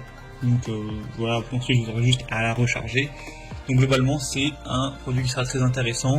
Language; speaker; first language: French; native; French